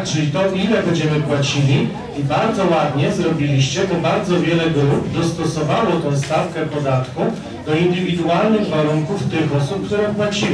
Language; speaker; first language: Polish; native; Polish